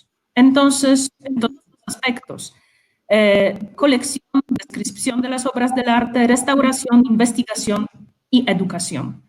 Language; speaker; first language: Spanish; non-native, fluent; Polish